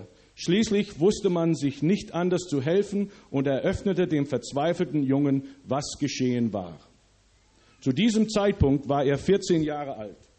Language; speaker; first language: German; early bilingual, other home language; English